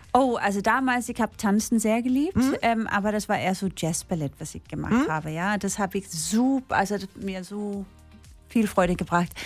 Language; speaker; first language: German; non-native, fluent; English